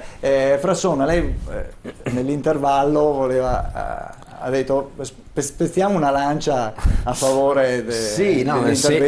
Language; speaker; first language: Italian; native; Italian